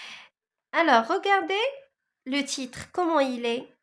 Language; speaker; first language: French; non-native, local second language; Arabic